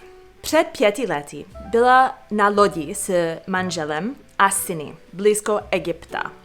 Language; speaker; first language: Czech; non-native, fluent; English